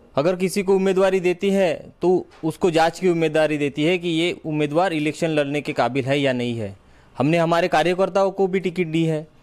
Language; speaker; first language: Hindi; non-native, local second language; Marathi